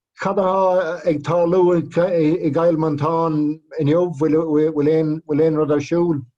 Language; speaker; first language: Irish; native; Irish